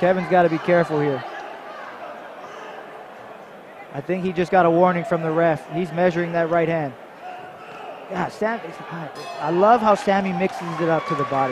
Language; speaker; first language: English; native; English